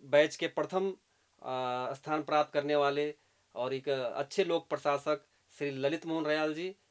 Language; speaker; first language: Hindi; native; Hindi